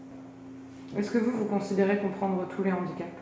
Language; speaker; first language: French; native; French